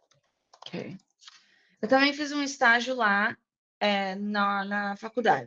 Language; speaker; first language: Portuguese; non-native, fluent; English